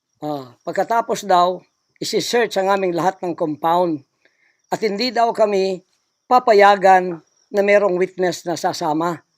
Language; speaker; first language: Filipino; non-native, local second language; Cebuano